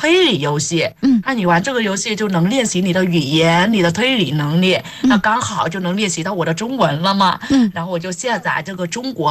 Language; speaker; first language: Chinese; non-native, fluent; Vietnamese